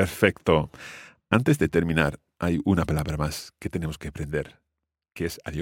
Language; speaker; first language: Spanish; non-native, fluent; English